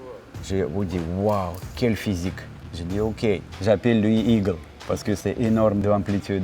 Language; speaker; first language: French; non-native, fluent; Russian